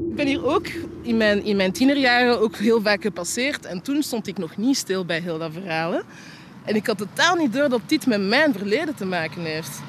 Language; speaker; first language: Dutch; early bilingual, other home language; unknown